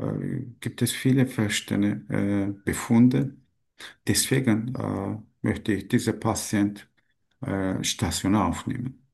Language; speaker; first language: German; non-native, learner; Turkish